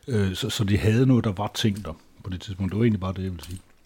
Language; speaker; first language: Danish; native; Danish